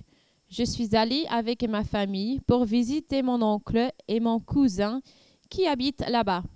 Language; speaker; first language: French; non-native, learner; English